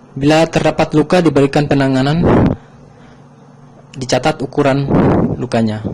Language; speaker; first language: Indonesian; native; Indonesian